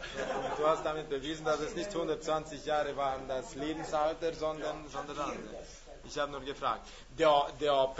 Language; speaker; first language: German; non-native, fluent; Hungarian